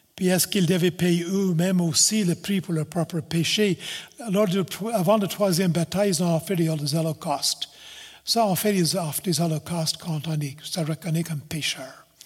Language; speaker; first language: French; non-native, local second language; English